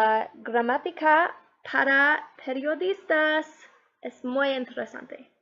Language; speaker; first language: Spanish; non-native, learner; English